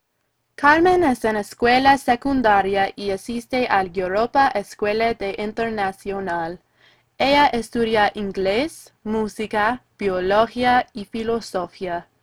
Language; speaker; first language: Spanish; non-native, learner; English